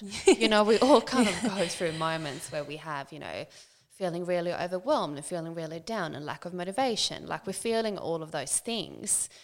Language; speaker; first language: English; non-native, fluent; Swedish